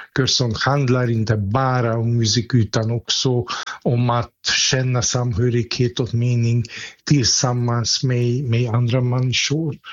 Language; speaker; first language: Swedish; non-native, fluent; Hungarian